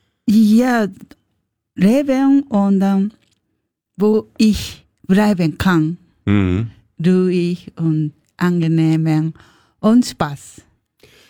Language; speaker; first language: German; non-native, learner; Japanese